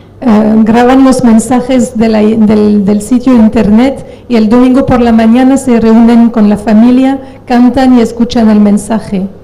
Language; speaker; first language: Spanish; non-native, fluent; French